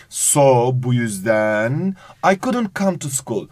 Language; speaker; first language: English; non-native, fluent; Turkish